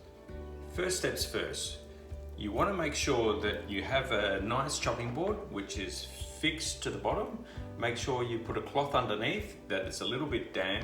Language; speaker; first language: English; native; English